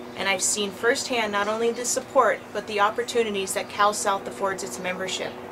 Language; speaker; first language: English; native; English